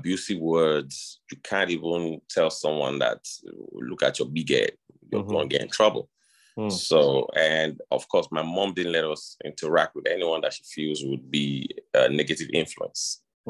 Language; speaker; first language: English; non-native, local second language; Yoruba